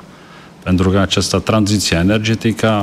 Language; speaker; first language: Romanian; non-native, learner; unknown